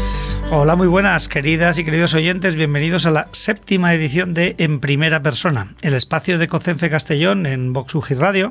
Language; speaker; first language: Spanish; native; Spanish